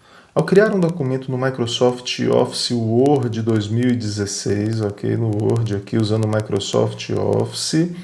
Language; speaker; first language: Portuguese; native; Portuguese